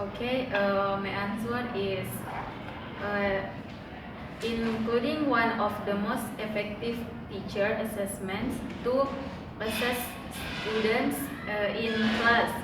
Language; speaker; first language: English; non-native, learner; Indonesian